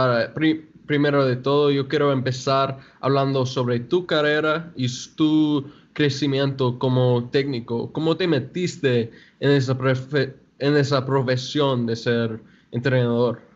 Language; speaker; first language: Spanish; non-native, fluent; English